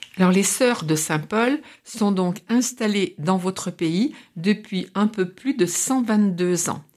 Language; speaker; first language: French; native; French